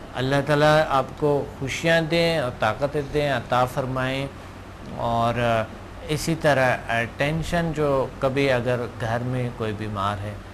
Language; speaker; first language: Urdu; non-native, local second language; Pashto